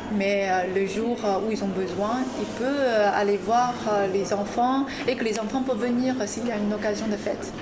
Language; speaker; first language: French; non-native, fluent; Chinese